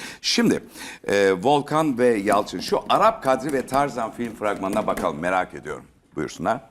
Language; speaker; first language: Turkish; native; Turkish